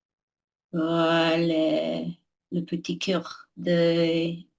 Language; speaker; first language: French; non-native, learner; English